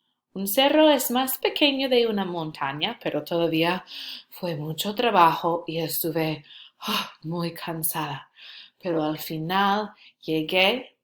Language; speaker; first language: Spanish; non-native, fluent; English